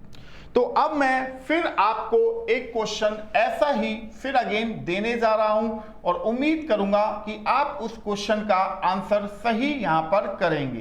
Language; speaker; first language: Hindi; native; Hindi